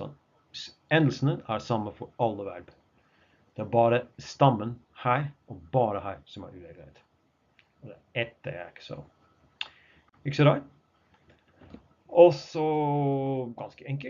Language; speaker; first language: Norwegian; non-native, fluent; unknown